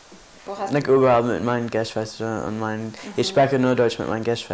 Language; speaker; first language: German; non-native, learner; English